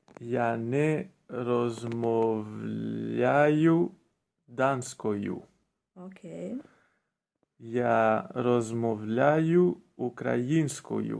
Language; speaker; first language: Ukrainian; non-native, learner; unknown